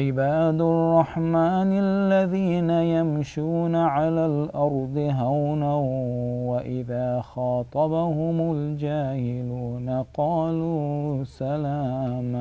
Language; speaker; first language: Arabic; non-native, learner; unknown